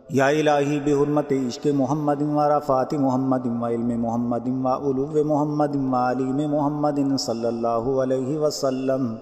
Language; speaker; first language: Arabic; non-native, learner; Urdu